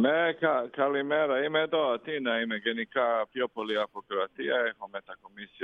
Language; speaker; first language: Greek; non-native, learner; Croatian